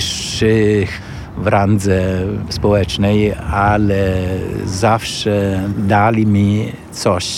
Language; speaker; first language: Polish; non-native, fluent; Italian